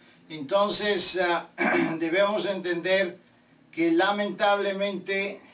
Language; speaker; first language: Spanish; non-native, fluent; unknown